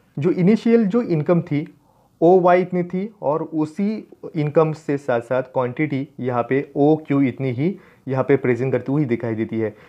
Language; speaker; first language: Hindi; non-native, local second language; Marathi